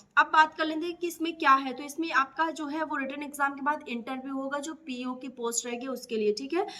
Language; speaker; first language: Hindi; native; Hindi